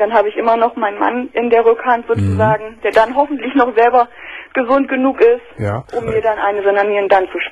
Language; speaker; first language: German; native; German